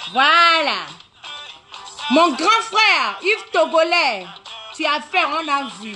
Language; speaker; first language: French; non-native, local second language; Ewe